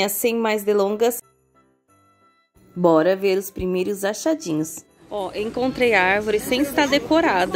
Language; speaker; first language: Portuguese; native; Portuguese